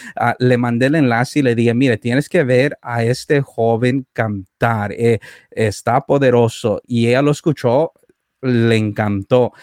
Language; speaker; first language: Spanish; early bilingual, heritage; Spanish